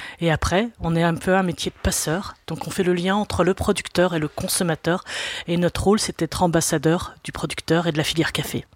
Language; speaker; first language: French; native; French